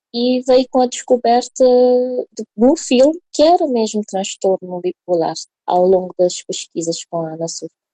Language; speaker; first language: Portuguese; non-native, local second language; Kabuverdianu